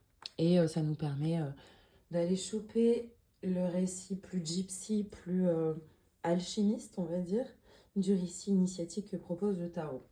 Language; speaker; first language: French; native; French